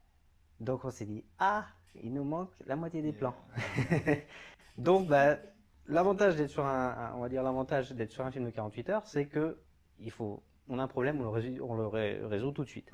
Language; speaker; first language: French; native; French